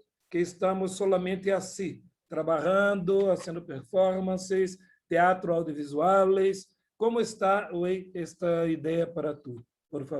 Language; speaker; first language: Spanish; non-native, learner; Portuguese